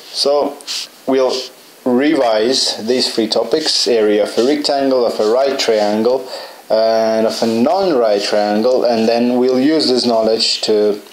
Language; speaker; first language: English; non-native, fluent; Lithuanian